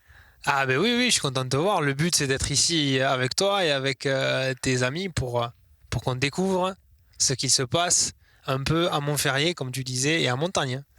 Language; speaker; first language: French; native; French